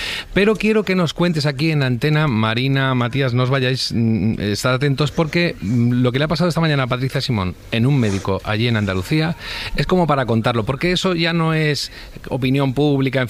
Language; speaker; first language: Spanish; native; Spanish